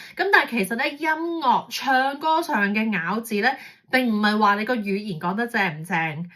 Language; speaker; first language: Cantonese; early bilingual, heritage; Cantonese